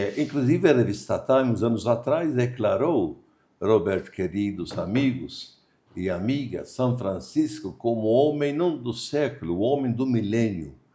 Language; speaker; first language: Portuguese; non-native, fluent; Maltese